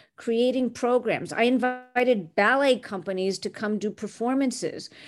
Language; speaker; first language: English; non-native, fluent; French